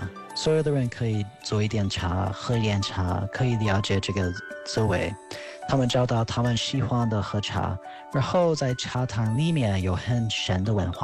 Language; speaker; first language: Chinese; non-native, fluent; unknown